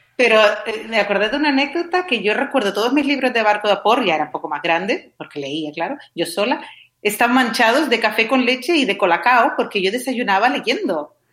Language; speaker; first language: Spanish; native; Spanish